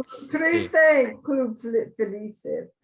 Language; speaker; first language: Spanish; non-native, learner; English